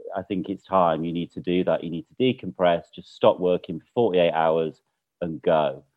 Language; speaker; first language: English; native; English